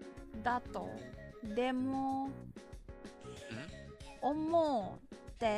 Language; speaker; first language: Japanese; non-native, learner; English